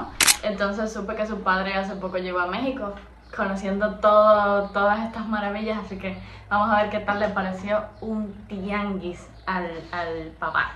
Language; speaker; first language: Spanish; native; Spanish